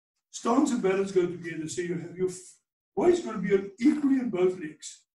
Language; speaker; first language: English; non-native, local second language; Afrikaans